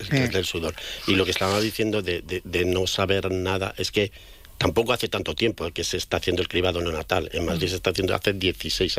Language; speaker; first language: Spanish; native; Spanish